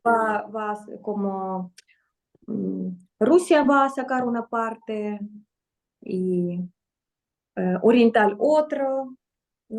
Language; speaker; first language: Spanish; non-native, fluent; Russian